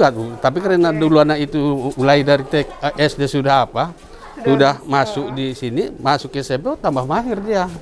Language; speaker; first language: Indonesian; native; Indonesian